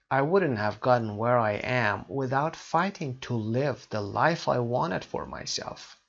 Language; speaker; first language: English; non-native, fluent; Persian